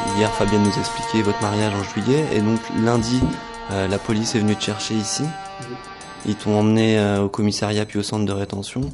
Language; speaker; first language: French; native; French